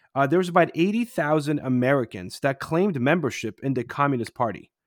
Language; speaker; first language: English; non-native, fluent; Polish